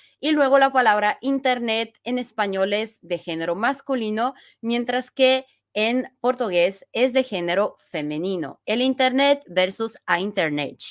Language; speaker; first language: Spanish; non-native, fluent; Bulgarian